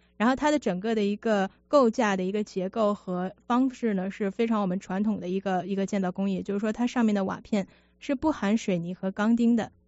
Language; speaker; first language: Chinese; native; Chinese